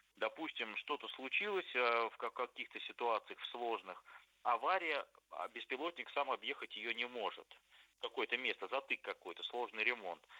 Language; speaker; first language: Russian; native; Russian